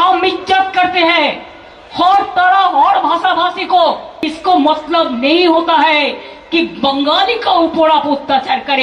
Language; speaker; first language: Hindi; non-native, local second language; Bangla